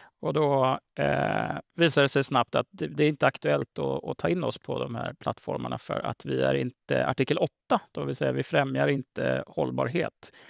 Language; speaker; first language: Swedish; native; Swedish